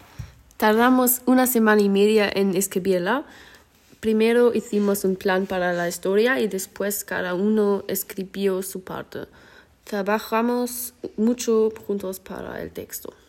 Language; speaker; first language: Spanish; non-native, learner; German